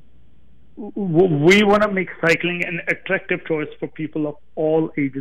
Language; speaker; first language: English; non-native, local second language; Punjabi